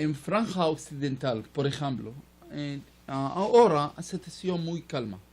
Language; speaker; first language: Spanish; non-native, learner; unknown